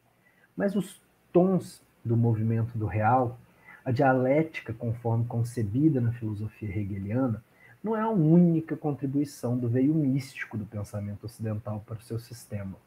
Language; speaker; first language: Portuguese; native; Portuguese